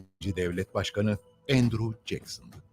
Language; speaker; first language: Turkish; native; Turkish